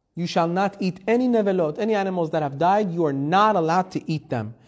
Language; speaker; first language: English; early bilingual, heritage; Persian